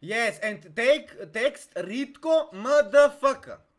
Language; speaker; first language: English; non-native, learner; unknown